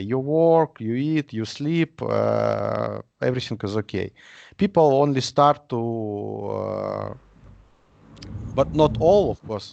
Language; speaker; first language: English; non-native, learner; Russian